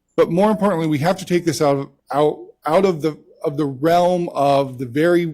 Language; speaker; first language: English; native; English